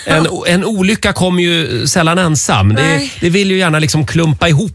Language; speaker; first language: Swedish; native; Swedish